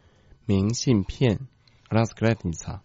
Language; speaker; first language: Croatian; non-native, fluent; Chinese